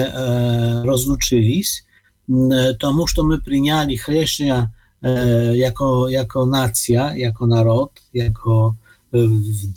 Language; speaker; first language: Polish; non-native, learner; Ukrainian